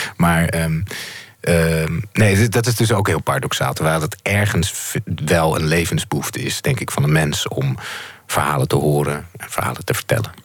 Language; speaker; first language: Dutch; native; Dutch